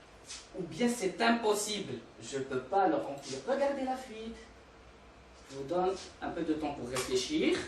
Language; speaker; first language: French; non-native, local second language; Arabic